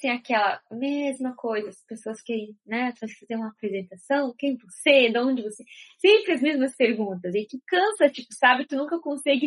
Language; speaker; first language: Portuguese; non-native, fluent; Arabic